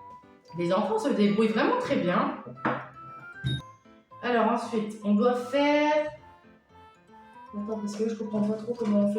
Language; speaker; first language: French; native; French